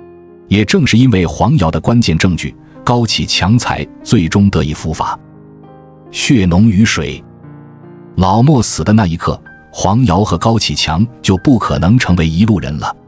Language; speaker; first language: Chinese; native; Chinese